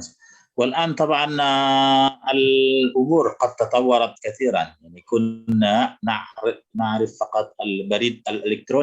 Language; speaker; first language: Arabic; non-native, fluent; Indonesian